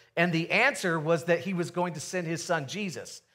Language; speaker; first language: English; native; English